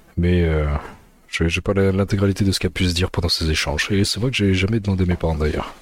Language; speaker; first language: French; early bilingual, other home language; Amharic